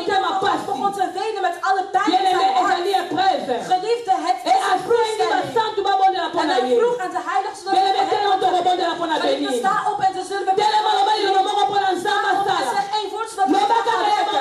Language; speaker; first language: Dutch; non-native, learner; French